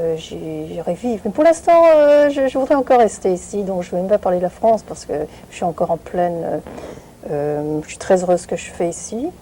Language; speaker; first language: French; non-native, fluent; Vietnamese